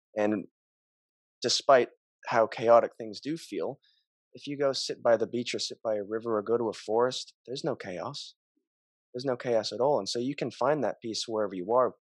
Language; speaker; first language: English; native; English